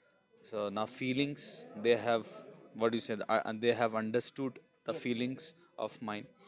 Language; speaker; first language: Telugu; non-native, local second language; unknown